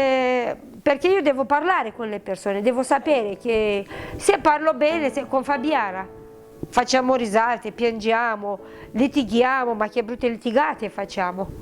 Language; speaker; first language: Italian; non-native, fluent; Romanian